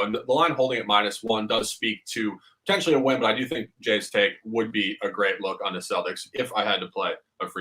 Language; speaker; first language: English; native; English